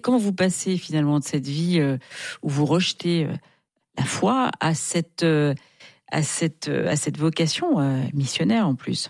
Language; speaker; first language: French; native; French